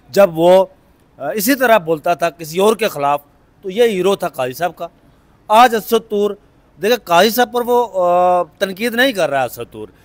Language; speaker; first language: Urdu; native; Urdu